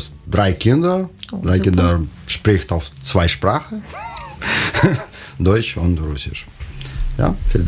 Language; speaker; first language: German; non-native, learner; Russian